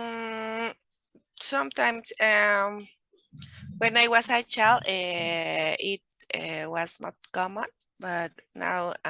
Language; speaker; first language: English; non-native, learner; Spanish